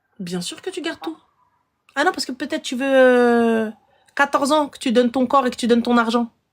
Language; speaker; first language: French; early bilingual, other home language; Arabic